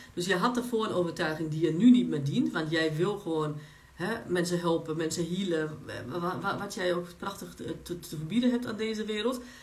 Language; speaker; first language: Dutch; non-native, fluent; Polish